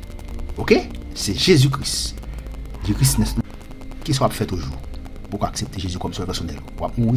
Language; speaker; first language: French; non-native, local second language; Haitian Creole